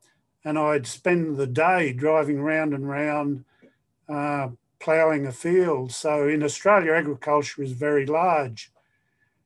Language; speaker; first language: English; native; English